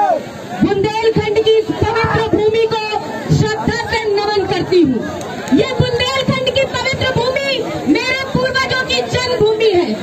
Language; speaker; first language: Hindi; native; Hindi